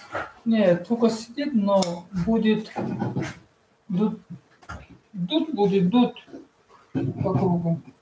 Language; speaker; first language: Russian; non-native, fluent; Tajik